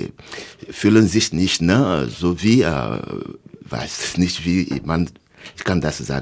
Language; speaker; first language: German; non-native, learner; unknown